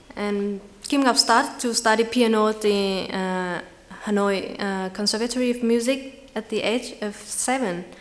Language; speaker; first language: English; non-native, fluent; Vietnamese